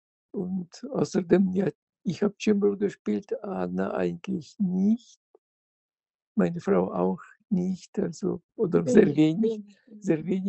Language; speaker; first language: German; non-native, fluent; Russian